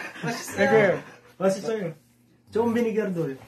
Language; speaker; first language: Korean; non-native, learner; Filipino